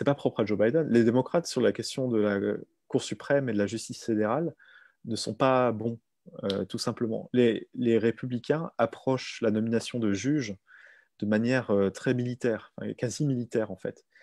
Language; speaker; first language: French; native; French